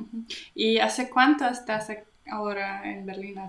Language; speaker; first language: Spanish; non-native, learner; Russian